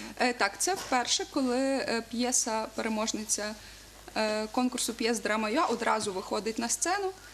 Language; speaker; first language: Ukrainian; native; Ukrainian